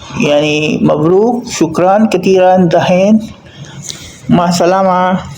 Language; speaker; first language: Arabic; non-native, learner; Filipino